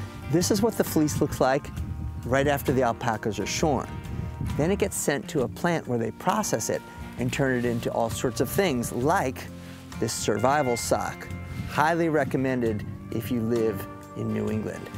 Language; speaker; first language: English; native; English